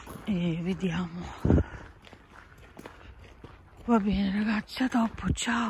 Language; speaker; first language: Italian; native; Italian